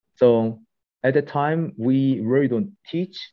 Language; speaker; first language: English; non-native, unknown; Korean